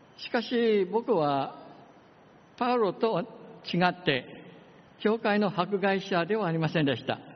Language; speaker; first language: Japanese; non-native, fluent; English